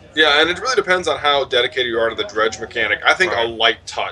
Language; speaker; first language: English; native; English